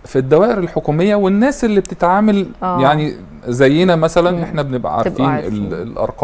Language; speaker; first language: Arabic; native; Arabic